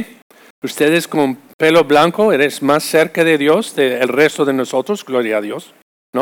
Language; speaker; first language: Spanish; non-native, fluent; English